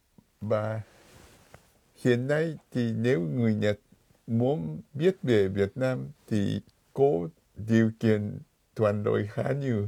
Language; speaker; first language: Vietnamese; non-native, fluent; Japanese